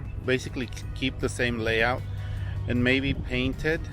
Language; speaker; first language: English; native; English